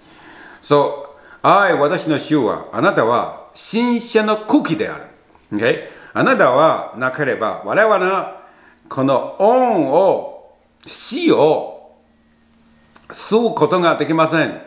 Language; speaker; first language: Japanese; non-native, fluent; Chinese